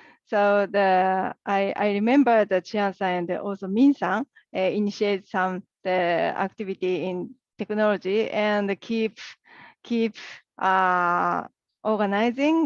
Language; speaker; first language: English; non-native, learner; Japanese